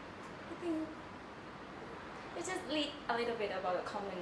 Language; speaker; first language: English; non-native, learner; Thai